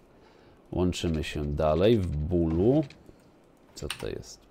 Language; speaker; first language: Polish; native; Polish